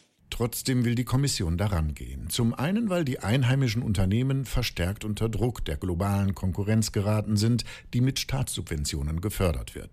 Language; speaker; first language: German; native; German